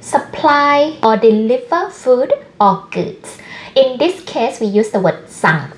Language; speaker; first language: English; non-native, fluent; Thai